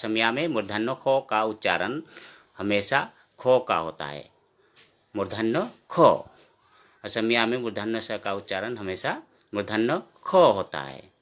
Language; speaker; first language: Hindi; non-native, local second language; Assamese